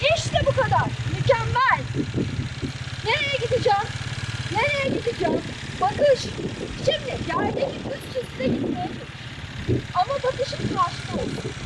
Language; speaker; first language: Turkish; native; Turkish